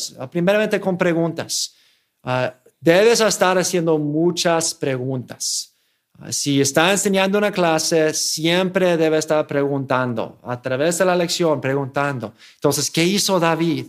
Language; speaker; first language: Spanish; non-native, fluent; English